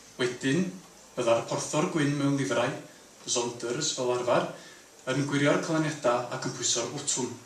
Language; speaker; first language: Welsh; native; Welsh